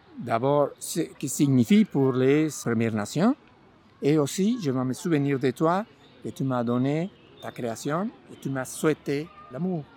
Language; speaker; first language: French; non-native, fluent; Spanish